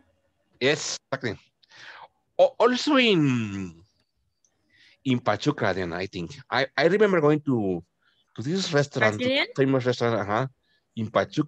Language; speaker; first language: English; non-native, fluent; Spanish